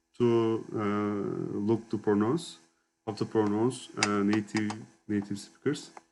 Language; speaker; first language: English; non-native, learner; Turkish